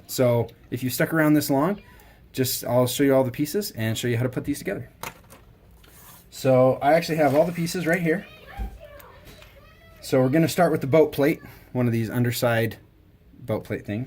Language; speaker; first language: English; native; English